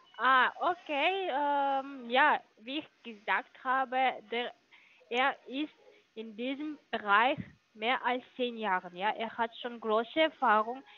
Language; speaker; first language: German; non-native, learner; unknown